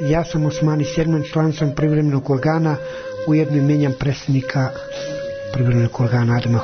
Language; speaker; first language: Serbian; non-native, local second language; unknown